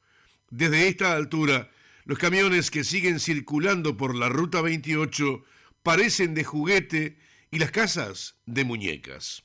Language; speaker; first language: Spanish; native; Spanish